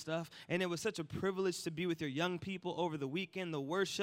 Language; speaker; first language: English; native; English